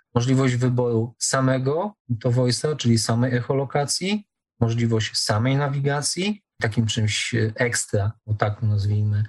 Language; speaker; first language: Polish; native; Polish